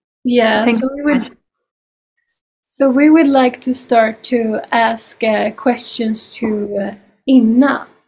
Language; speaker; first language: English; non-native, fluent; Swedish